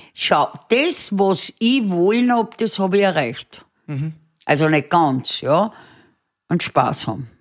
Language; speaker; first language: German; native; German